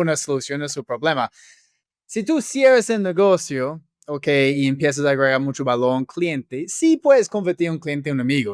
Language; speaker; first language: Spanish; non-native, fluent; English